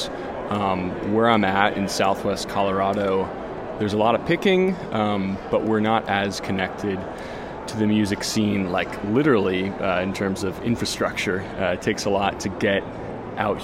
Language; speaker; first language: English; native; English